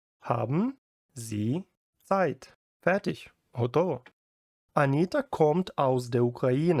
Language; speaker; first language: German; non-native, fluent; Ukrainian